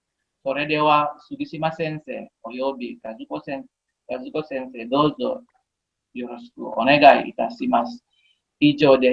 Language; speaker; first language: Japanese; non-native, fluent; Indonesian